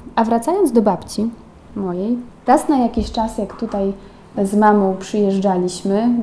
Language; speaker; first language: Polish; native; Polish